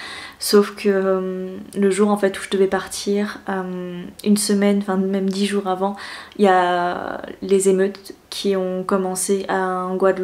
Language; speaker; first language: French; native; French